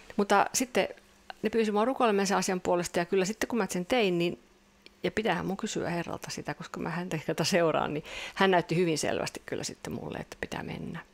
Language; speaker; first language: Finnish; non-native, local second language; Swedish